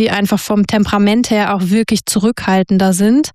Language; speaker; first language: German; native; German